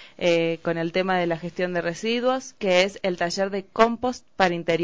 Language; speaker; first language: Spanish; native; Spanish